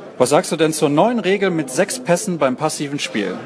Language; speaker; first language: German; native; German